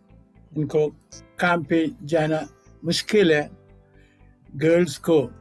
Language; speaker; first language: Hindi; non-native, fluent; Malayalam